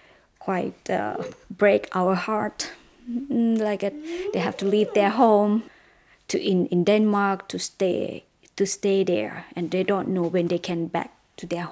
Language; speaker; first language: English; non-native, learner; Thai